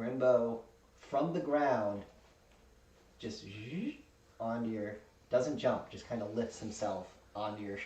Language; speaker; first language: English; native; English